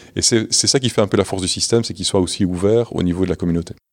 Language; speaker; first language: French; native; French